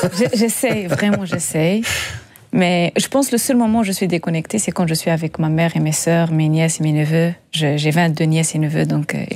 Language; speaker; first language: French; non-native, local second language; Tachelhit